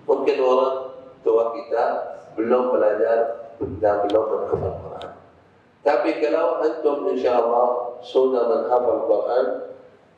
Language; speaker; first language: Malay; non-native, fluent; Arabic